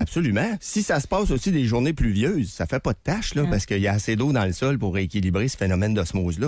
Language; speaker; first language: French; native; French